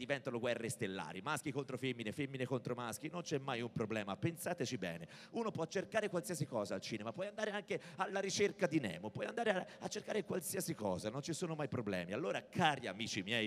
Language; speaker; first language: Italian; native; Italian